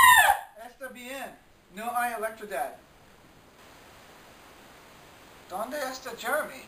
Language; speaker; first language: Spanish; non-native, learner; English